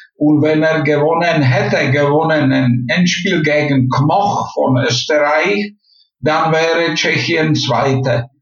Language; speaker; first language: German; non-native, fluent; Czech